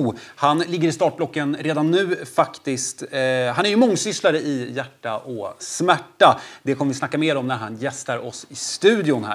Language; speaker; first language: Swedish; native; Swedish